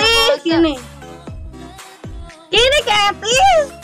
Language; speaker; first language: Indonesian; native; Indonesian